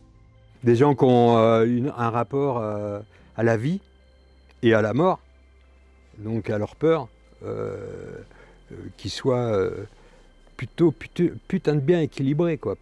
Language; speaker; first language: French; native; French